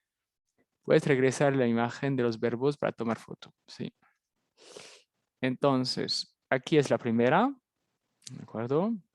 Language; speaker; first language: Spanish; non-native, fluent; French